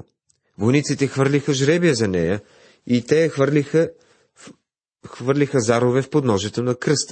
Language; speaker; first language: Bulgarian; native; Bulgarian